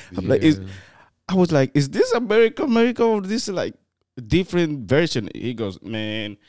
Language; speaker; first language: English; non-native, fluent; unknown